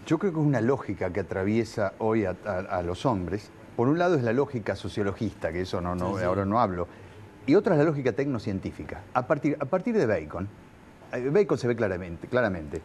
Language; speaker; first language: Spanish; native; Spanish